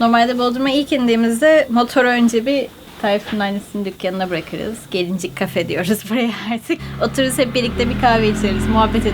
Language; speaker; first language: Turkish; native; Turkish